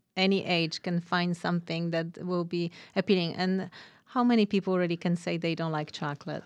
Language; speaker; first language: English; non-native, fluent; Polish